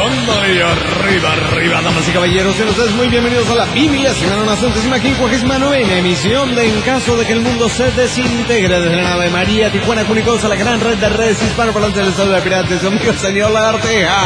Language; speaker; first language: Spanish; native; Spanish